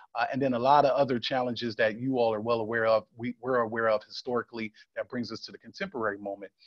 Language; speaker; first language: English; native; English